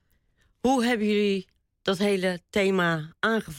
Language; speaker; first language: Dutch; native; Dutch